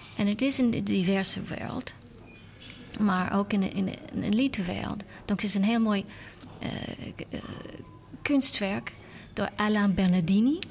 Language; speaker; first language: Dutch; non-native, learner; English